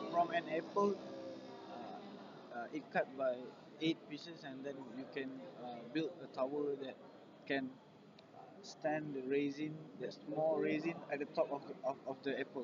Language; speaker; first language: English; non-native, learner; Malay